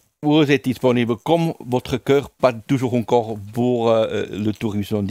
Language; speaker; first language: French; non-native, fluent; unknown